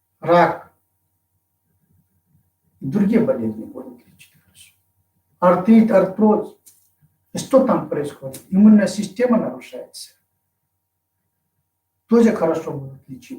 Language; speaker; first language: Russian; non-native, fluent; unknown